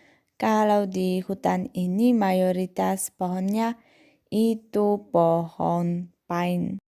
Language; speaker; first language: Indonesian; non-native, fluent; Polish